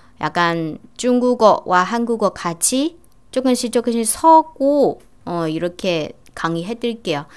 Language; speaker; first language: Korean; non-native, fluent; Chinese